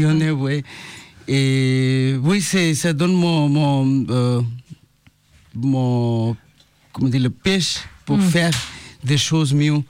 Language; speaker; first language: French; non-native, learner; Bangla